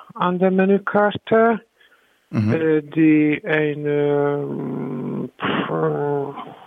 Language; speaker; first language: German; non-native, learner; Hungarian